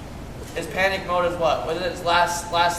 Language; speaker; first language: English; native; English